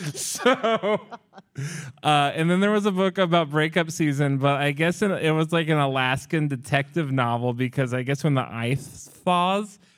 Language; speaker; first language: English; native; English